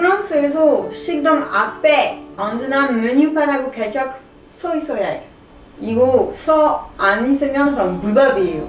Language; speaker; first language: Korean; non-native, learner; French